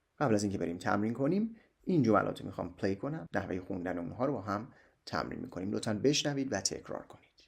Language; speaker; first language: Persian; native; Persian